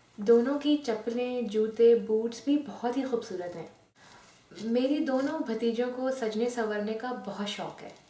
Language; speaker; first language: Hindi; non-native, local second language; Urdu